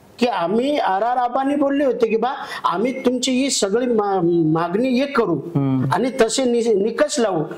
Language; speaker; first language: Marathi; non-native, local second language; Lambadi